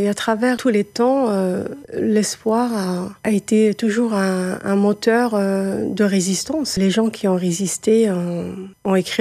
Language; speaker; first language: French; non-native, local second language; Arabic